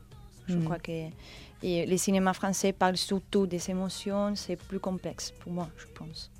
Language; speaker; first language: French; non-native, learner; Spanish